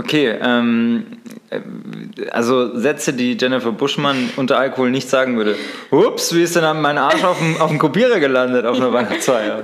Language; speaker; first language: German; native; German